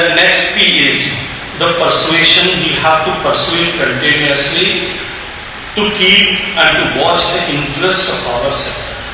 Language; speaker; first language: English; non-native, local second language; Hindi